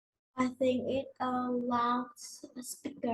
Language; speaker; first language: English; non-native, learner; Vietnamese